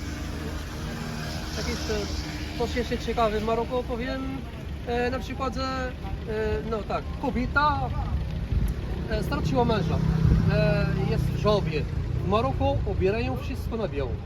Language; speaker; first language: Polish; non-native, learner; Arabic